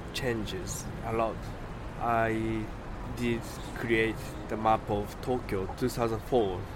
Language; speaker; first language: English; non-native, learner; Japanese